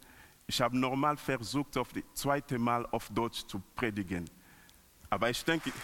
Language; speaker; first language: German; non-native, learner; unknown